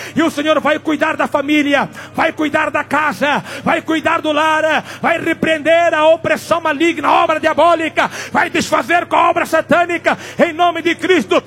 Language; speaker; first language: Portuguese; non-native, local second language; Tsonga